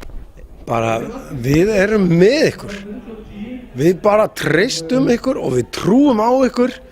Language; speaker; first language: Icelandic; native; Icelandic